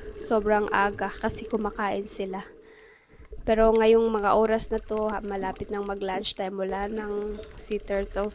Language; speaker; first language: Filipino; non-native, local second language; Cebuano